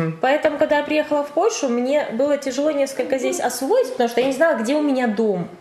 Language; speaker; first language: Russian; native; Russian